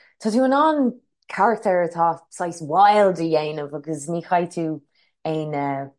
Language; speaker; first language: Irish; non-native, local second language; English